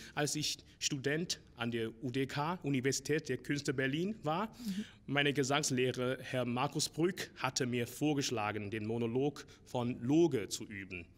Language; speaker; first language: German; non-native, learner; Chinese